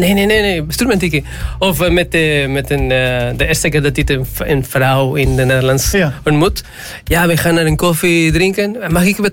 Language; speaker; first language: Dutch; non-native, learner; Spanish